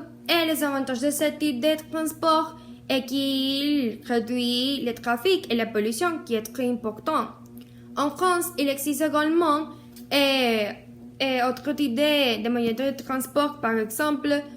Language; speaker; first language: French; non-native, learner; Spanish